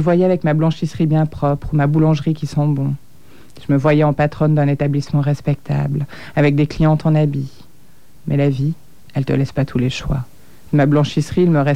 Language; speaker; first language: French; native; French